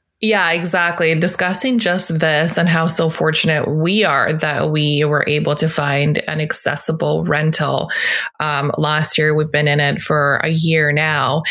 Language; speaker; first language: English; native; English